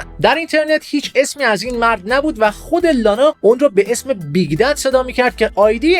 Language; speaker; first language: Persian; native; Persian